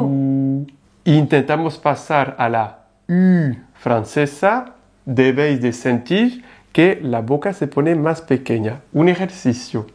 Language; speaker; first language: Spanish; non-native, fluent; French